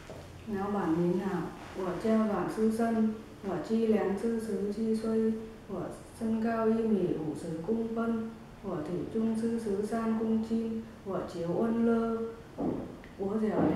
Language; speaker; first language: Chinese; non-native, learner; Vietnamese